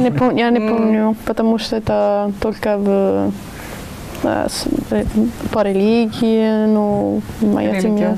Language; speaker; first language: Russian; non-native, learner; Italian